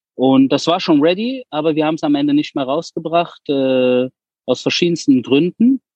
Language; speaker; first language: German; early bilingual, other home language; Persian